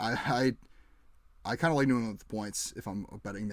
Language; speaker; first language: English; native; English